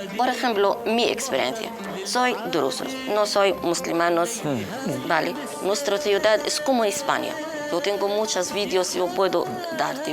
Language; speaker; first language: Spanish; non-native, learner; Arabic